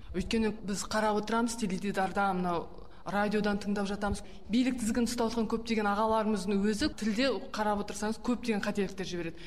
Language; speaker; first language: Kazakh; native; Kazakh